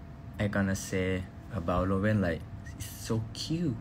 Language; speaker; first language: English; non-native, learner; Thai